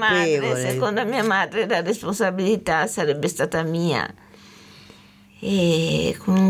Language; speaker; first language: Italian; native; Italian